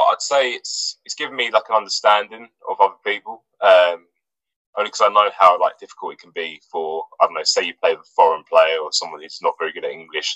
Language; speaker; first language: English; non-native, local second language; Russian